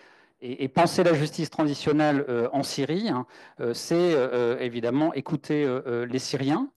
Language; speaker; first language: French; native; French